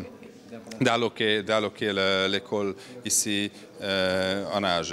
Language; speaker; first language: French; non-native, fluent; Hungarian